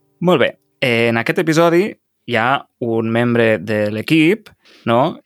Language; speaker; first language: Catalan; native; Catalan